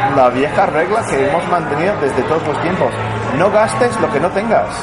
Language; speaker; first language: Spanish; non-native, fluent; English